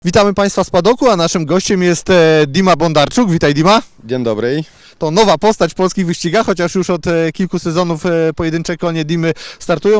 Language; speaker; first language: Polish; native; Polish